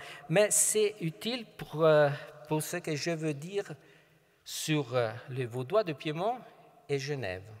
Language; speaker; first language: French; non-native, fluent; Italian